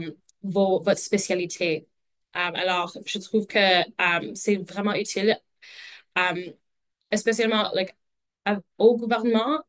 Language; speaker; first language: French; non-native, local second language; English